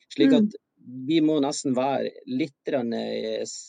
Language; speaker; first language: Norwegian; native; Norwegian